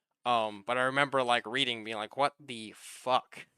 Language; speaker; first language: English; native; English